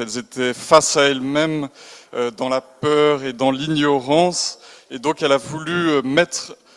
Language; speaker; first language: French; native; French